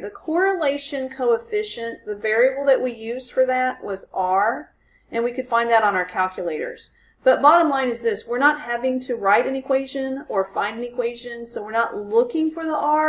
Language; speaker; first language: English; native; English